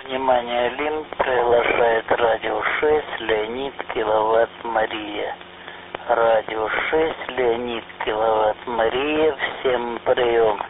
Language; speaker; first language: Russian; native; Russian